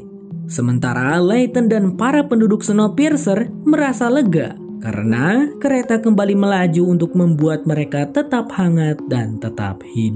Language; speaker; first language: Indonesian; native; Indonesian